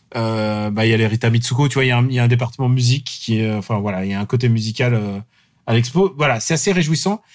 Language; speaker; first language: French; non-native, fluent; Russian